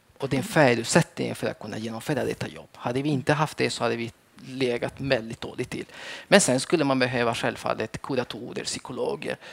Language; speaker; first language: Swedish; early bilingual, other home language; Spanish